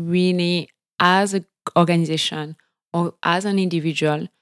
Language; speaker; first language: English; non-native, fluent; French